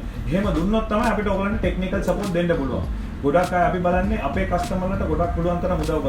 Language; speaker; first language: Sinhala; non-native, local second language; Tamil